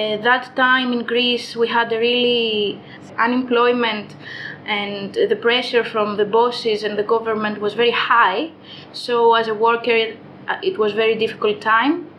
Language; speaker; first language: English; non-native, fluent; Greek